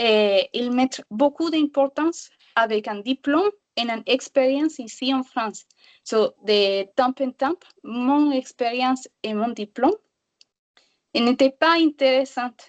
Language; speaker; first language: French; non-native, learner; Spanish